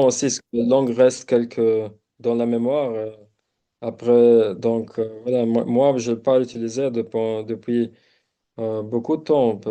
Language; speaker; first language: French; non-native, local second language; Arabic